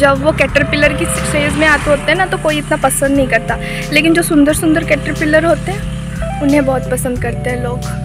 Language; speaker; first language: Hindi; native; Hindi